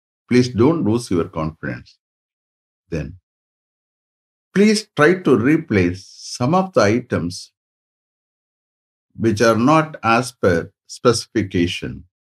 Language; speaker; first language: English; non-native, local second language; Tamil